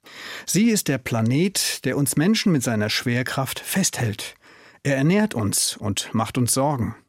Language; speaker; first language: German; native; German